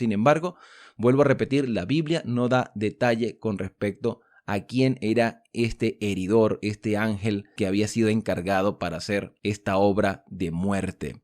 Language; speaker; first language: Spanish; native; Spanish